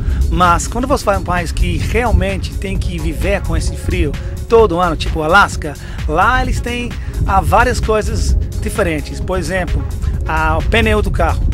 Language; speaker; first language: Portuguese; non-native, fluent; English